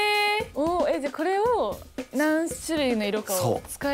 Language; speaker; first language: Japanese; native; Japanese